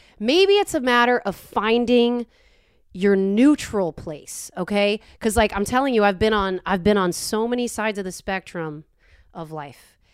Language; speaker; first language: English; native; English